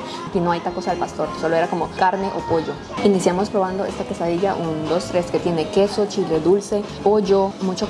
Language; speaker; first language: Spanish; native; Spanish